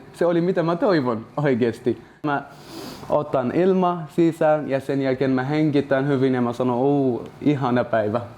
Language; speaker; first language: Finnish; non-native, learner; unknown